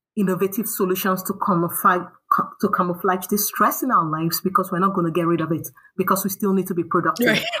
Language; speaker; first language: English; non-native, local second language; Yoruba